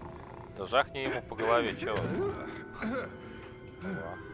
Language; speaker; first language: Russian; native; Russian